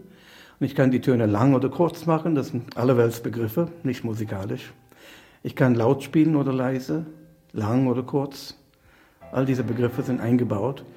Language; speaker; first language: German; non-native, fluent; English